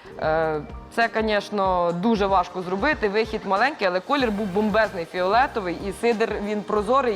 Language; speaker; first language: Ukrainian; native; Ukrainian